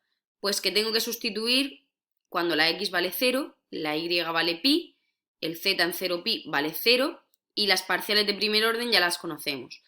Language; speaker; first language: Spanish; native; Spanish